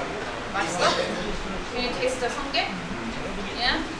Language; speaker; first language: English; non-native, fluent; Korean